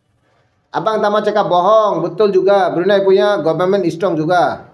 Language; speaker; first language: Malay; non-native, fluent; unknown